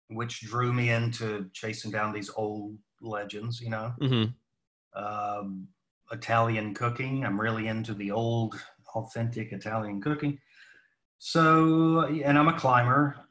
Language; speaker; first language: English; native; English